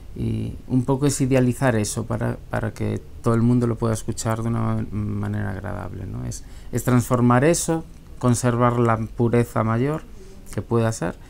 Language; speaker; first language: Spanish; native; Spanish